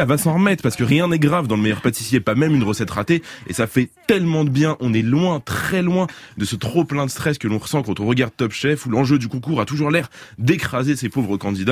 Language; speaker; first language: French; native; French